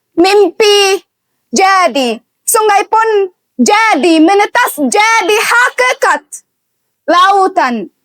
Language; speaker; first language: Indonesian; non-native, learner; Arabic